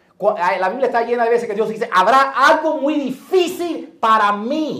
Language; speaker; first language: Spanish; native; Spanish